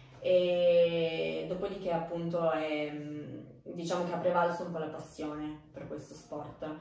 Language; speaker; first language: Italian; early bilingual, other home language; Romanian